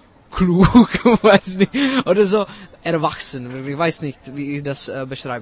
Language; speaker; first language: German; non-native, fluent; Czech